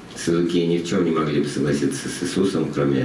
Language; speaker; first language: Russian; native; Russian